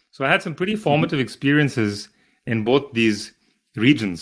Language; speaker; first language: English; non-native, local second language; Hindi